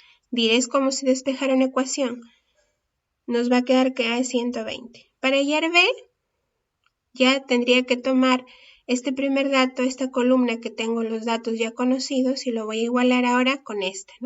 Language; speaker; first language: Spanish; native; Spanish